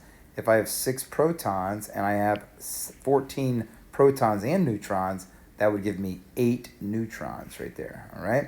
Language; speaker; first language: English; native; English